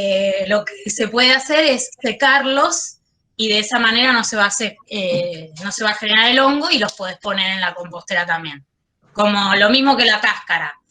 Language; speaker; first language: Spanish; native; Spanish